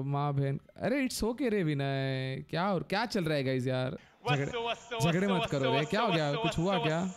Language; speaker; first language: Hindi; non-native, local second language; Marathi